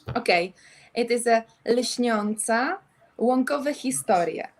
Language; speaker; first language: English; non-native, learner; Polish